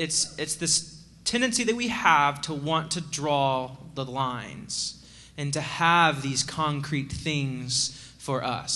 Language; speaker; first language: English; native; English